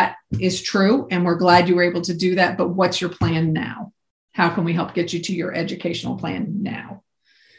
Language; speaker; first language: English; native; English